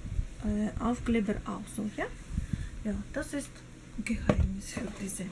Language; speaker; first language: German; non-native, learner; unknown